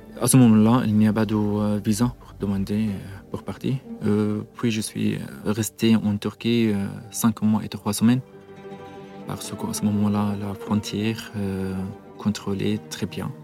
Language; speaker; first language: French; non-native, learner; Arabic